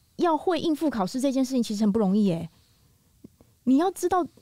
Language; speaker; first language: Chinese; native; Chinese